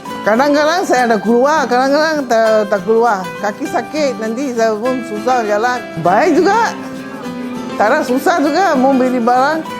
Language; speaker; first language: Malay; non-native, local second language; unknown